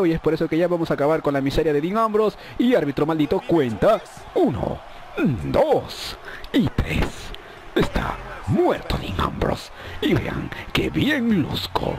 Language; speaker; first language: Spanish; native; Spanish